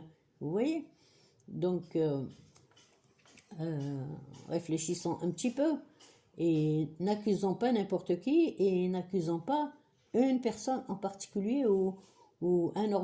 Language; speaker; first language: French; non-native, local second language; Kabyle